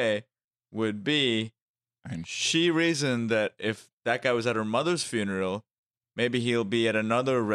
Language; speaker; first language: English; non-native, local second language; Hindi